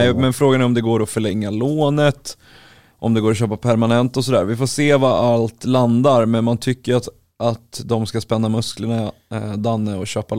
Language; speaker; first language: Swedish; native; Swedish